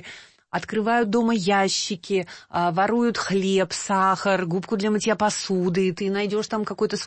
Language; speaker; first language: Russian; native; Russian